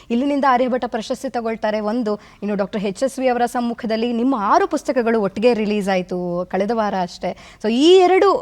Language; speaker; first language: Kannada; native; Kannada